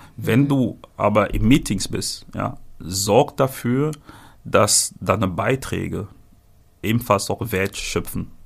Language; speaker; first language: German; non-native, fluent; French